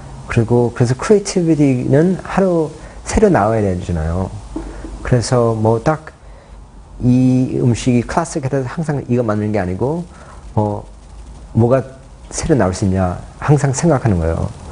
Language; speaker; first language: Korean; early bilingual, heritage; Korean